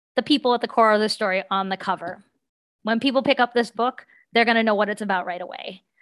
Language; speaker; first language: English; native; English